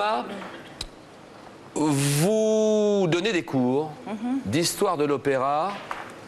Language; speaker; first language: French; native; French